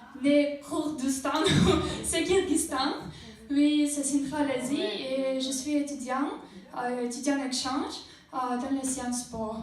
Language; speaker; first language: French; non-native, learner; Russian